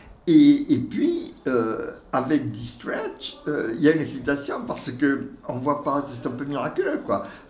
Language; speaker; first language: French; native; French